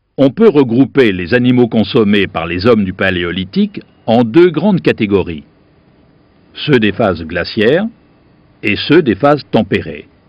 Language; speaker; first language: French; native; French